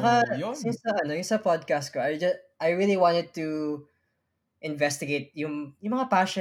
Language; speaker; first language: English; non-native, local second language; Filipino